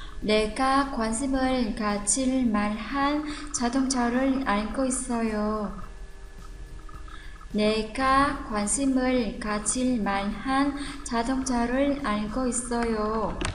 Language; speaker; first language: Korean; non-native, fluent; Vietnamese